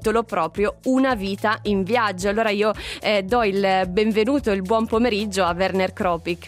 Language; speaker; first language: Italian; native; Italian